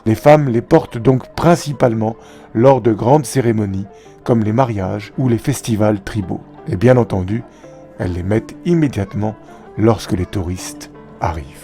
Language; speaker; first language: French; native; French